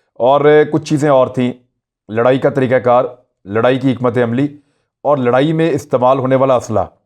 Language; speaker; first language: Urdu; non-native, local second language; Punjabi